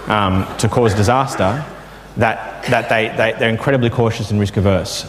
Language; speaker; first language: English; native; English